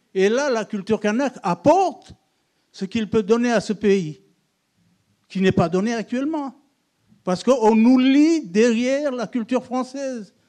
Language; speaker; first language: French; non-native, local second language; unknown